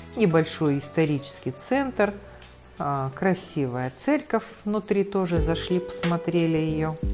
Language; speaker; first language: Russian; native; Russian